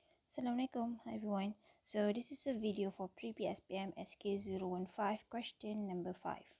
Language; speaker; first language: English; non-native, local second language; Malay